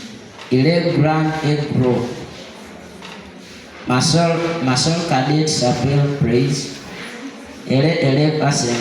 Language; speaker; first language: French; non-native, learner; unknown